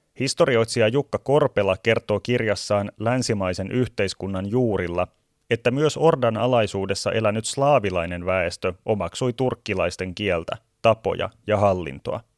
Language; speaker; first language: Finnish; native; Finnish